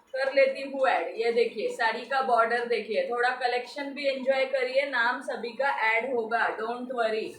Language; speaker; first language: Hindi; non-native, local second language; Marathi